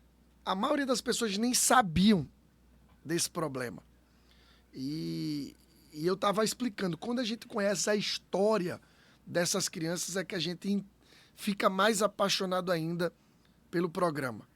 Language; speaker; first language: Portuguese; native; Portuguese